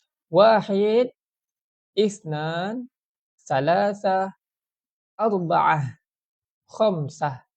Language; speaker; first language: Arabic; non-native, fluent; Malay